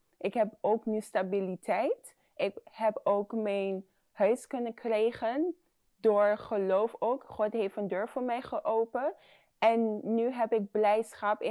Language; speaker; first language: Dutch; non-native, fluent; English